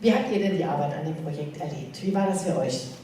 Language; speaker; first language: German; native; German